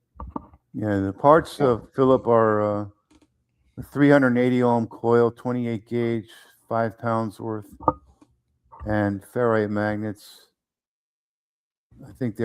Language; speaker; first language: English; native; English